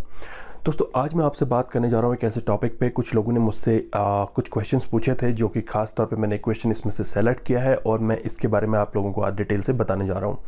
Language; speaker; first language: Hindi; native; Hindi